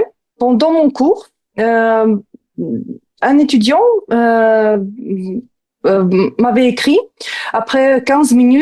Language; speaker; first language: French; non-native, fluent; Ukrainian